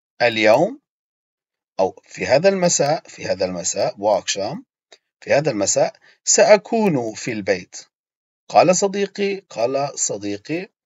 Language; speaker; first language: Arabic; non-native, fluent; Turkish